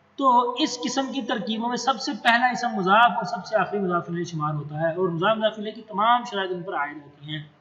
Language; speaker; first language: Urdu; non-native, local second language; Punjabi